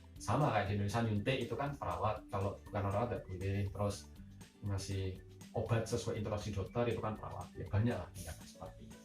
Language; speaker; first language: Indonesian; native; Indonesian